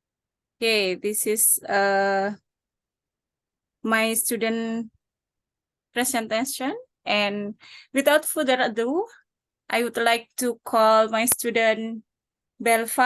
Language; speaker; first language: English; non-native, learner; Indonesian